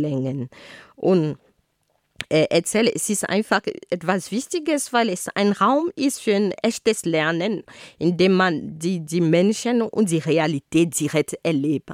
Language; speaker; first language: German; non-native, fluent; Ghomala